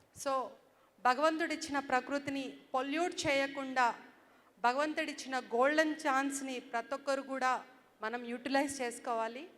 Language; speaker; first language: Telugu; native; Telugu